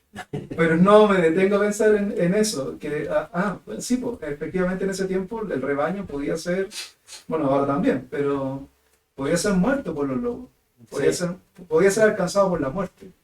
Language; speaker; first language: Spanish; native; Spanish